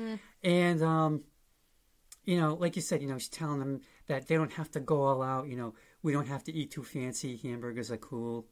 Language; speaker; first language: English; native; English